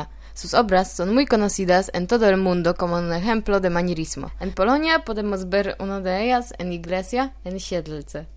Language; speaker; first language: Spanish; non-native, learner; Polish